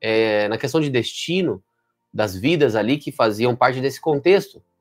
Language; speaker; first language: Portuguese; native; Portuguese